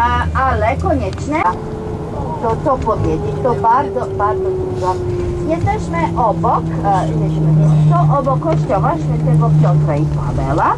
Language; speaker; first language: Polish; non-native, learner; Serbian